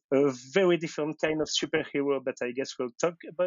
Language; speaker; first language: English; non-native, fluent; French